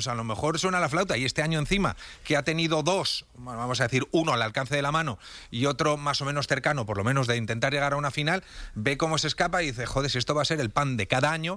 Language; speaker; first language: Spanish; native; Spanish